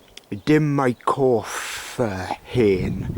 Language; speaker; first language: Welsh; non-native, learner; English